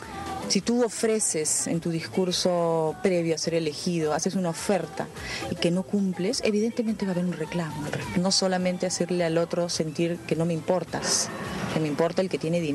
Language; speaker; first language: Spanish; native; Spanish